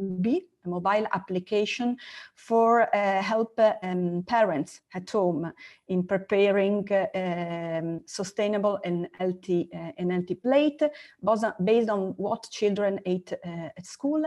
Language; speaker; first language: English; non-native, learner; Italian